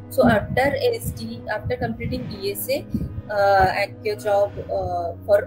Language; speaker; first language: English; non-native, local second language; Bangla